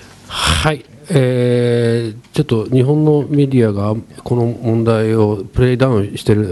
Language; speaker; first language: Japanese; native; Japanese